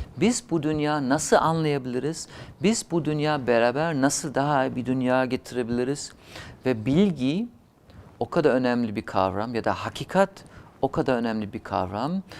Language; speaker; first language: Turkish; non-native, fluent; German